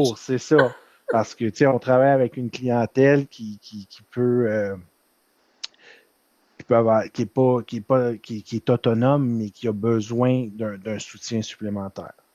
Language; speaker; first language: French; native; French